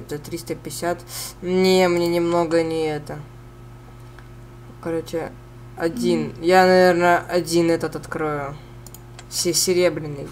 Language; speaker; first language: Russian; native; Russian